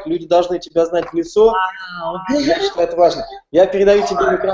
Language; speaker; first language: Russian; native; Russian